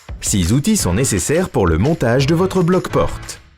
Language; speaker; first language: French; native; French